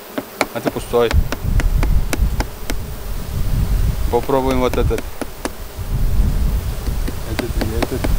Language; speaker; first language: Russian; non-native, local second language; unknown